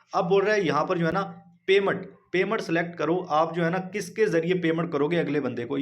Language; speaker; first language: Urdu; non-native, local second language; Punjabi